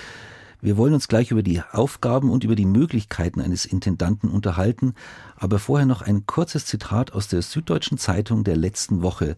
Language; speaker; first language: German; native; German